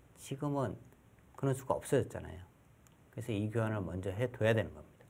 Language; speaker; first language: Korean; native; Korean